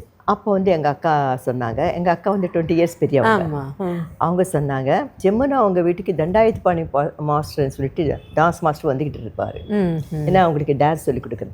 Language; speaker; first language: Tamil; non-native, local second language; Telugu